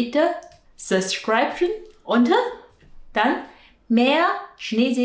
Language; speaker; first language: German; non-native, learner; Chinese